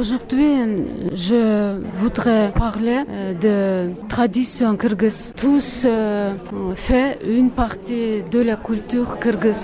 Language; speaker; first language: French; non-native, learner; Kyrgyz